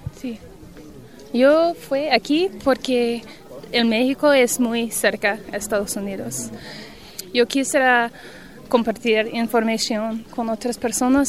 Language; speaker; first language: Spanish; non-native, learner; English